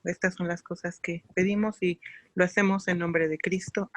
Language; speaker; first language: Spanish; native; Spanish